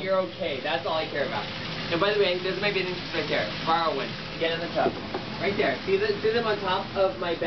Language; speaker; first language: English; native; English